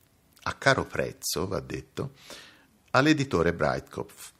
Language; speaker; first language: Italian; native; Italian